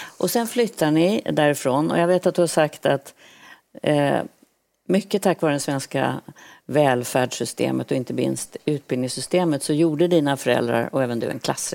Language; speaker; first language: Swedish; native; Swedish